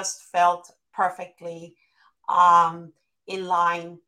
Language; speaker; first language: English; non-native, fluent; Spanish